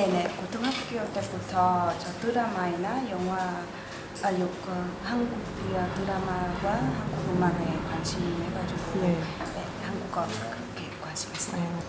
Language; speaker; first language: Korean; non-native, learner; Vietnamese